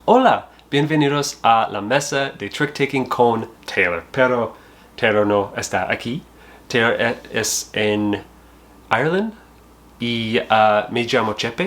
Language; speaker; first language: Spanish; non-native, learner; English